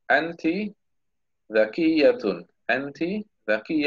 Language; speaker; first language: Arabic; non-native, fluent; English